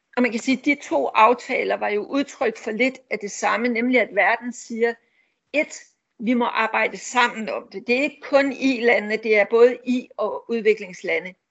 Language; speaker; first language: Danish; native; Danish